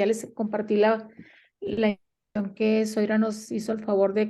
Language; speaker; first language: Spanish; native; Spanish